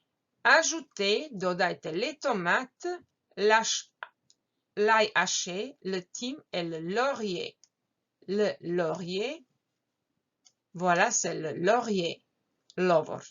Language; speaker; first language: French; non-native, fluent; Croatian